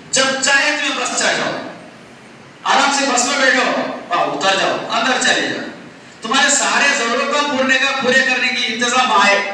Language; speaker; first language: Hindi; non-native, local second language; Urdu